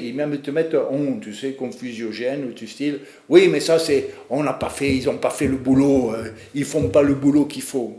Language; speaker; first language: French; native; French